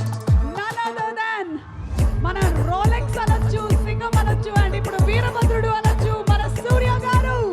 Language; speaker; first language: Telugu; native; Telugu